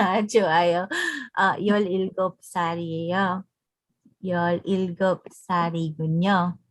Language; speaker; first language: Korean; non-native, learner; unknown